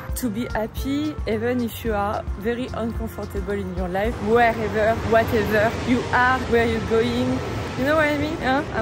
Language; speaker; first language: English; non-native, fluent; French